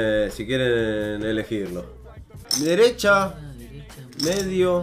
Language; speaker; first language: Spanish; native; Spanish